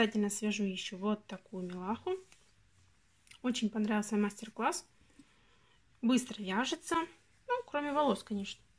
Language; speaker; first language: Russian; native; Russian